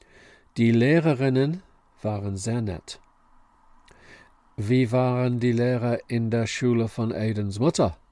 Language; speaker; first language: German; non-native, fluent; English